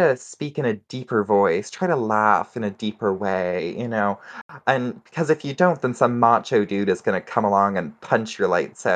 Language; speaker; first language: English; native; English